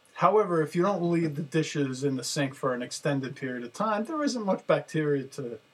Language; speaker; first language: English; native; English